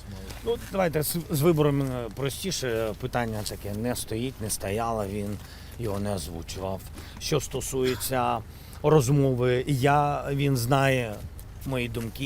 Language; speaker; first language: Ukrainian; non-native, local second language; Russian